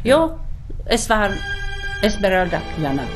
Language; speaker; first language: German; non-native, learner; Czech